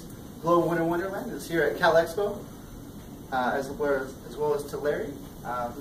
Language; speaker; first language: English; native; English